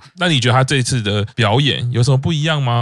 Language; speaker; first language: Chinese; native; Chinese